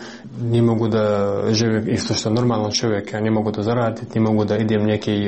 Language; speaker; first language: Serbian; non-native, learner; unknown